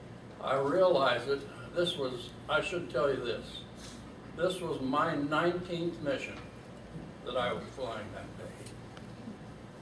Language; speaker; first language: English; native; English